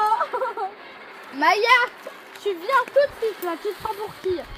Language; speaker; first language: French; native; French